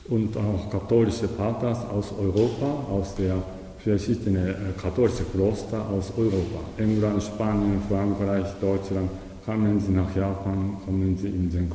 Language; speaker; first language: German; non-native, learner; Japanese